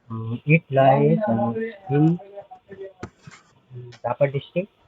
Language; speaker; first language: English; non-native, learner; Nepali